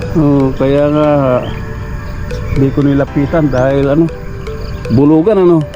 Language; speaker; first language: Filipino; non-native, local second language; Pangasinan